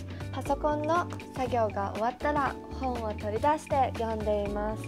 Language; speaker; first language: Japanese; early bilingual, heritage; Japanese